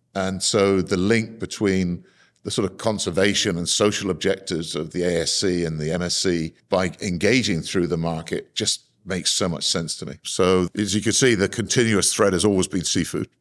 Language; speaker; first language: English; native; English